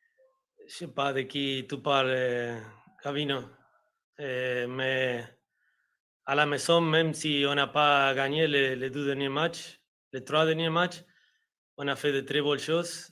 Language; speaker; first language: French; non-native, fluent; Spanish